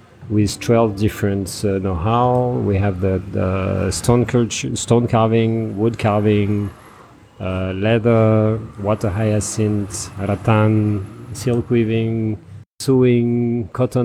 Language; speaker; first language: English; non-native, fluent; French